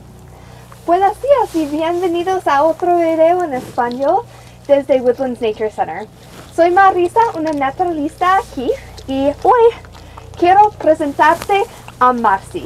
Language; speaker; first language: Spanish; non-native, learner; English